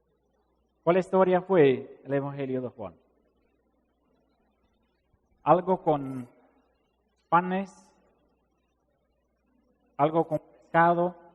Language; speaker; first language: Spanish; non-native, fluent; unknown